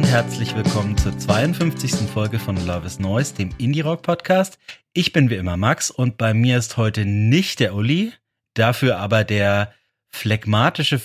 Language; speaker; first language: German; native; German